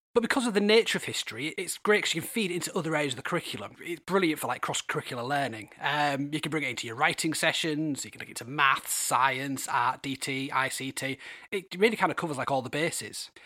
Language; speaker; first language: English; native; English